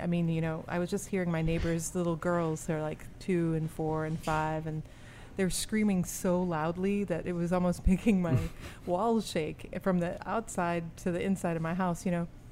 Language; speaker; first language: English; early bilingual, other home language; French